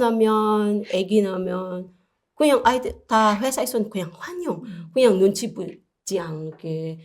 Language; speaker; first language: Korean; non-native, learner; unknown